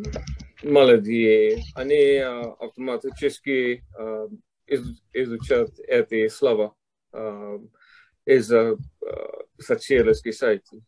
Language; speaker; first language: Russian; non-native, fluent; English